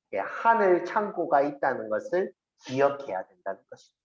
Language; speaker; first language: Korean; native; Korean